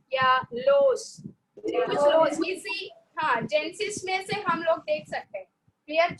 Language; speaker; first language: Hindi; non-native, local second language; Malayalam